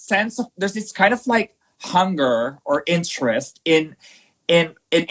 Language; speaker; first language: English; non-native, local second language; Filipino